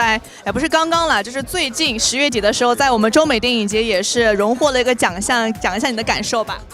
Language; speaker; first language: Chinese; native; Chinese